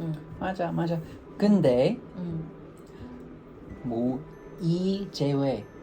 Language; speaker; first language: Korean; non-native, learner; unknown